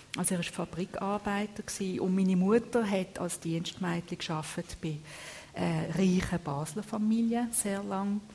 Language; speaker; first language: German; early bilingual, other home language; Italian